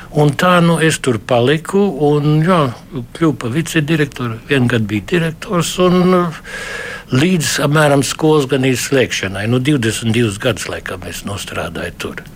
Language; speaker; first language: Latvian; early bilingual, heritage; Latvian